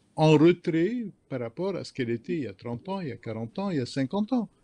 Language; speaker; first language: French; non-native, local second language; Arabic